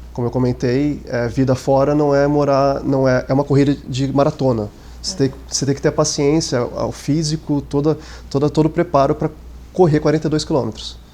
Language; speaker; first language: Portuguese; native; Portuguese